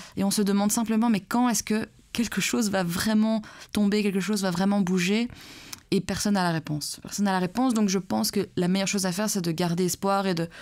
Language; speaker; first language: French; early bilingual, other home language; Persian